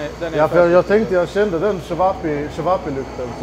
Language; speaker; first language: Swedish; native; Swedish